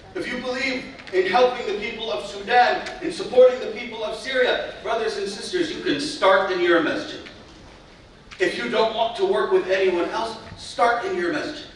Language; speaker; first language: English; native; English